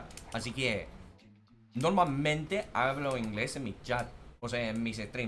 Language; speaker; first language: Spanish; non-native, fluent; English